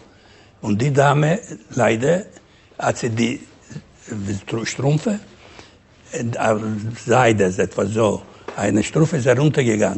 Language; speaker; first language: German; non-native, fluent; Ladino